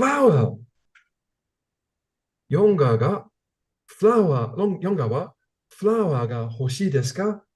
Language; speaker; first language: Japanese; non-native, learner; English